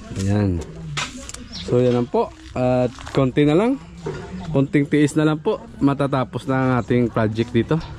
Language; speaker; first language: Filipino; non-native, local second language; Hiligaynon